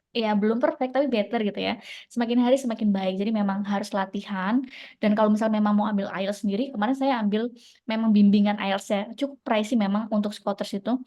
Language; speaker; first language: Indonesian; native; Indonesian